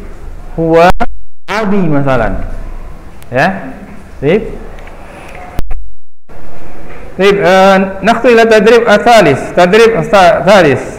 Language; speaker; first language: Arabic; non-native, fluent; Indonesian